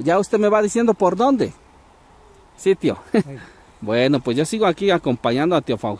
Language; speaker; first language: Spanish; native; Spanish